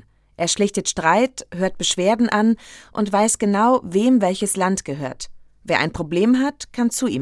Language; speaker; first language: German; native; German